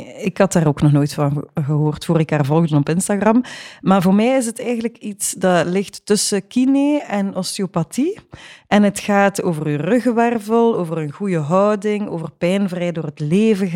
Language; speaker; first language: Dutch; native; Dutch